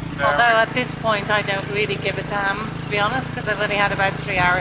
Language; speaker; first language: English; native; English